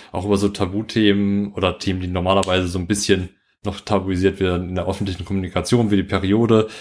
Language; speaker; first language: German; native; German